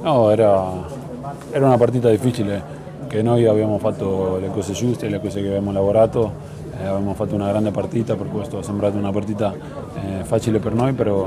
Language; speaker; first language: Italian; non-native, fluent; Spanish